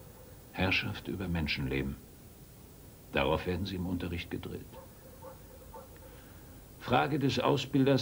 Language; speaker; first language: German; native; German